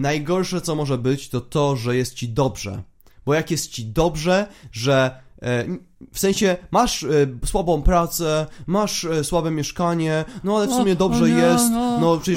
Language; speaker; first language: Polish; native; Polish